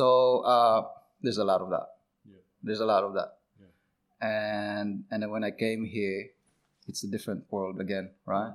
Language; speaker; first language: English; non-native, local second language; Cebuano